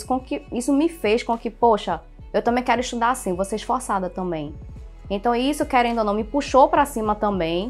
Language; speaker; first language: Portuguese; early bilingual, other home language; Chinese